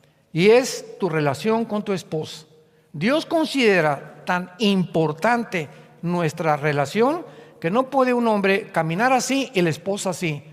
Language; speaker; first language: Spanish; native; Spanish